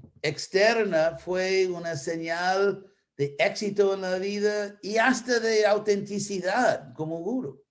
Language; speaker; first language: Spanish; non-native, fluent; English